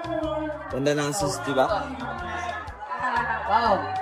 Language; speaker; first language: Filipino; non-native, learner; Spanish